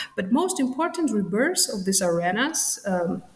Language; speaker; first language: English; non-native, fluent; Georgian